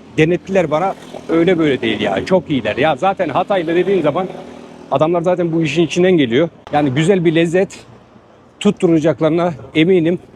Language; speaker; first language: Turkish; native; Turkish